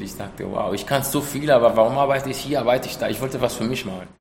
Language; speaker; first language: German; non-native, fluent; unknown